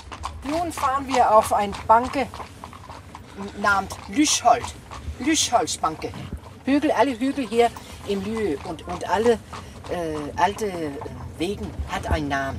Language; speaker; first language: German; non-native, learner; Danish